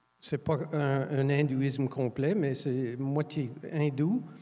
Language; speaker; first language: French; non-native, fluent; English